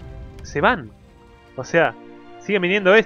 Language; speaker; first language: Spanish; native; Spanish